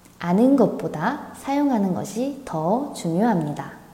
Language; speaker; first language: Korean; native; Korean